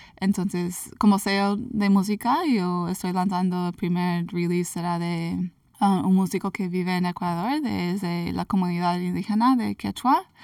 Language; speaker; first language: Spanish; early bilingual, heritage; English